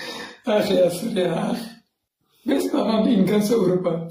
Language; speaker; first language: German; non-native, learner; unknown